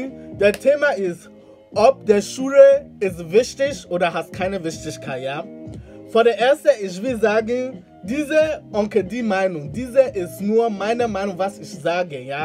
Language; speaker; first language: German; non-native, learner; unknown